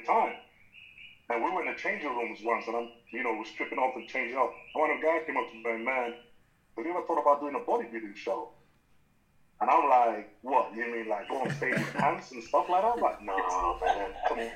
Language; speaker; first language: English; non-native, local second language; Yoruba